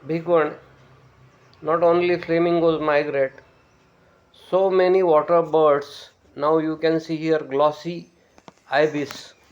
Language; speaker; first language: English; non-native, local second language; Marathi